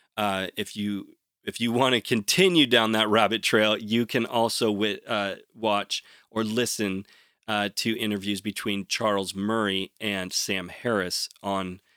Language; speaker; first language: English; native; English